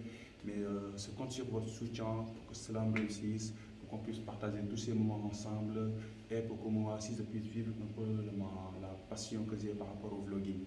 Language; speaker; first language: French; non-native, local second language; Wolof